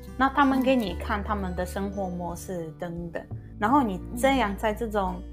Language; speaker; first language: Chinese; non-native, fluent; Polish